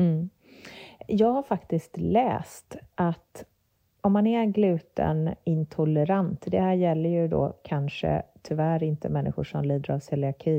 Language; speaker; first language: Swedish; native; Swedish